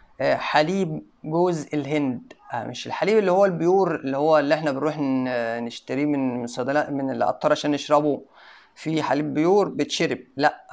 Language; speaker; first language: Arabic; native; Arabic